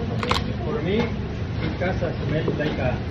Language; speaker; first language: English; non-native, learner; Spanish